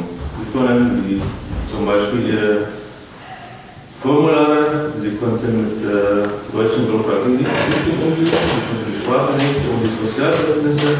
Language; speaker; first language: German; non-native, fluent; Arabic